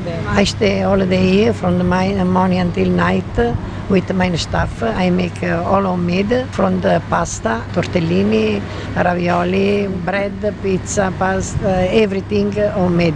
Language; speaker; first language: English; non-native, learner; Italian